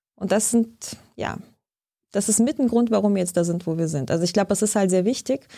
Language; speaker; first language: German; early bilingual, other home language; Lithuanian